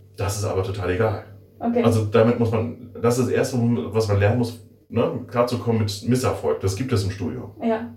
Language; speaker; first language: German; native; German